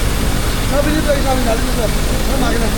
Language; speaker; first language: Filipino; native; Filipino